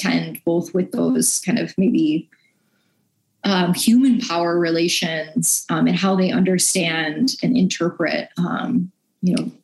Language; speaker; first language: English; native; English